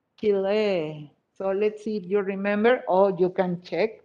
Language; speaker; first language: English; non-native, fluent; Spanish